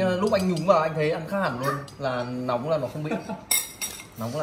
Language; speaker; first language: Vietnamese; native; Vietnamese